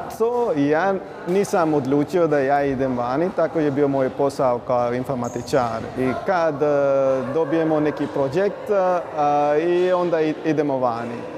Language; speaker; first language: Croatian; non-native, learner; Punjabi